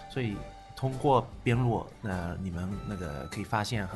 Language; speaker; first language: Chinese; non-native, fluent; Japanese